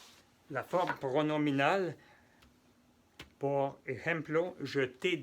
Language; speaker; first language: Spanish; non-native, fluent; French